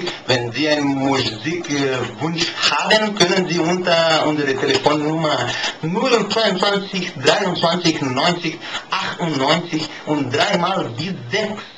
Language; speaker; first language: German; non-native, learner; Portuguese